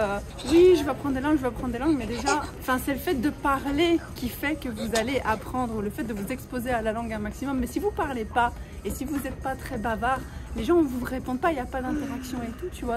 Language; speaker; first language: French; native; French